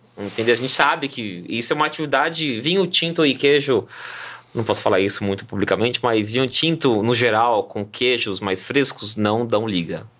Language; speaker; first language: Portuguese; native; Portuguese